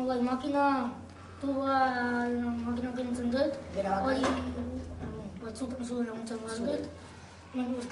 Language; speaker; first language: Basque; non-native, local second language; Spanish